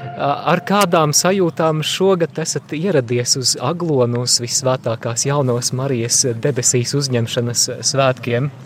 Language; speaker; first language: Latvian; native; Latvian